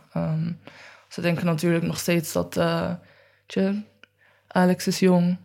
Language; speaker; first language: Dutch; early bilingual, other home language; Chinese